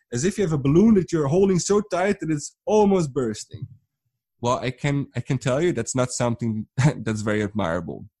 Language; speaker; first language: English; non-native, fluent; Dutch